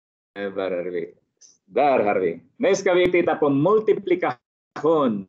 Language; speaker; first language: Swedish; non-native, fluent; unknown